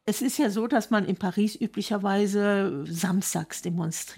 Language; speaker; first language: German; native; German